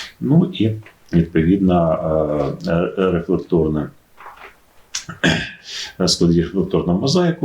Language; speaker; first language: Ukrainian; native; Ukrainian